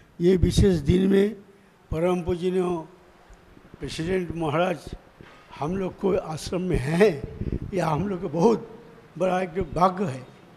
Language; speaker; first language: Hindi; non-native, local second language; Bangla